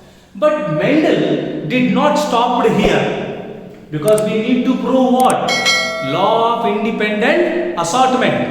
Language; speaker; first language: English; non-native, local second language; Hindi